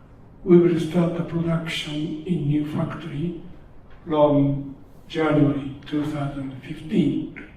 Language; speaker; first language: English; non-native, learner; Japanese